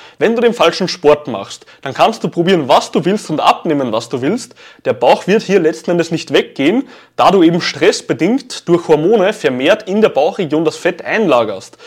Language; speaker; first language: German; native; German